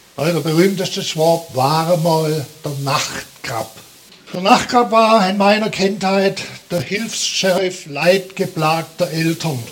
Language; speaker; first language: German; native; German